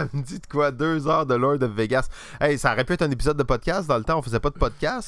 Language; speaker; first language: French; native; French